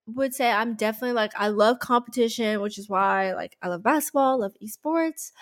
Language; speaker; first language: English; native; English